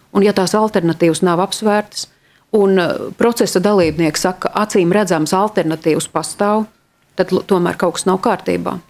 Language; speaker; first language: Latvian; native; Latvian